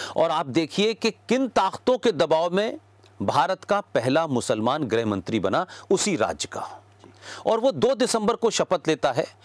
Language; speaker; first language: Hindi; native; Hindi